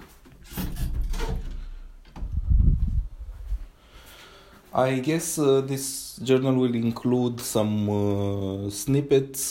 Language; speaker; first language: English; non-native, fluent; Romanian